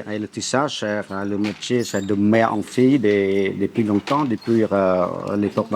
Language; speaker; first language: French; non-native, fluent; Khmer